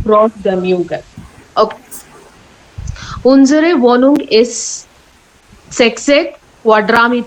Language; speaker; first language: German; non-native, learner; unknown